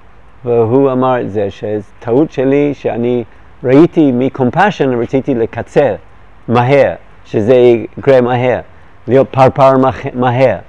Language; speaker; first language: Hebrew; non-native, fluent; English